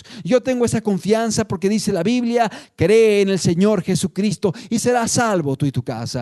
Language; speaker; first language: Spanish; native; Spanish